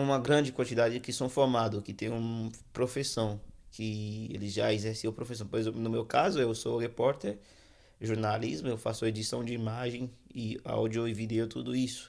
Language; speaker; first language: Portuguese; non-native, fluent; Haitian Creole